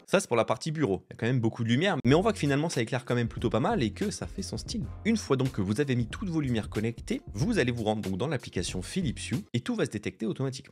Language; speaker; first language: French; native; French